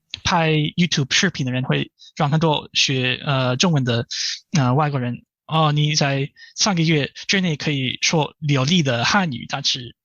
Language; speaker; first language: Chinese; non-native, fluent; English